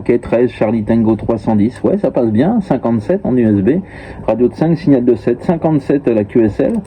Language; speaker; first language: French; native; French